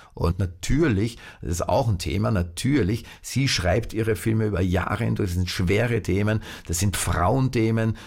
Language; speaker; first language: German; native; German